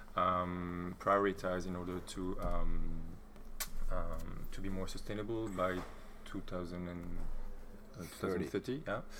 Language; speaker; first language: English; non-native, fluent; French